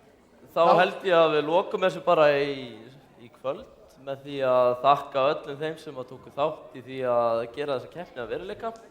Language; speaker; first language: Icelandic; native; Icelandic